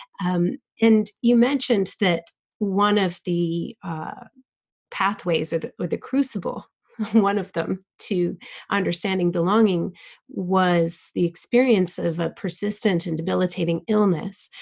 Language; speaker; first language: English; native; English